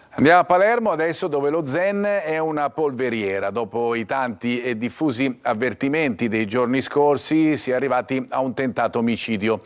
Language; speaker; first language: Italian; native; Italian